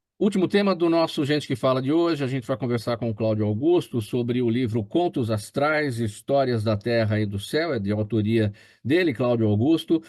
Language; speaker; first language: Portuguese; native; Portuguese